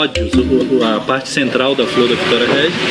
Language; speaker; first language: Portuguese; native; Portuguese